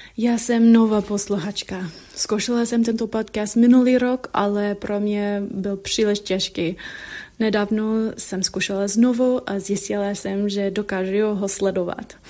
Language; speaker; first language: Czech; non-native, learner; English